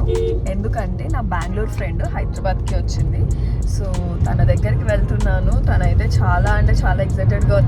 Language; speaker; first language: Telugu; native; Telugu